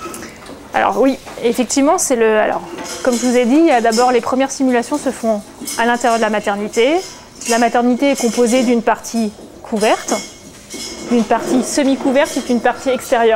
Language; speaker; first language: French; native; French